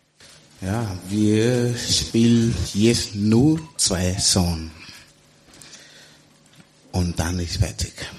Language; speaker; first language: German; non-native, learner; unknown